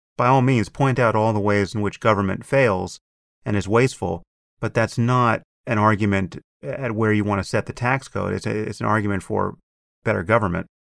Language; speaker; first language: English; native; English